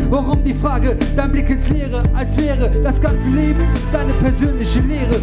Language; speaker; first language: German; early bilingual, other home language; Turkish